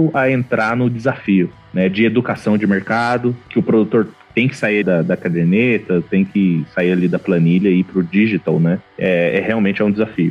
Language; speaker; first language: Portuguese; native; Portuguese